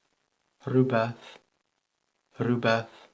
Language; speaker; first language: Welsh; non-native, learner; English